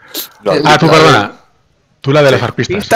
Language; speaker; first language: Spanish; native; Spanish